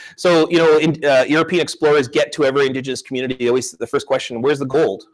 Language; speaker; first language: English; native; English